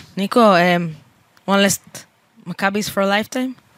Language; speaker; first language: English; non-native, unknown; Hebrew